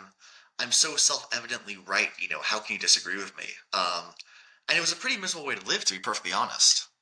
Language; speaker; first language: English; native; English